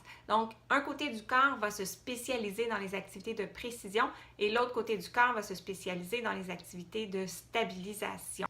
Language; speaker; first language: French; native; French